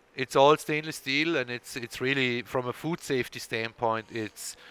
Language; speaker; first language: English; non-native, fluent; Swiss German